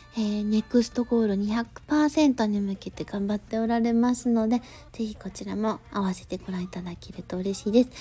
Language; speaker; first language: Japanese; native; Japanese